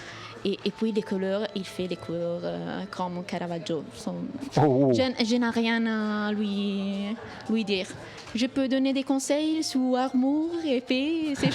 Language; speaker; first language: French; non-native, fluent; Italian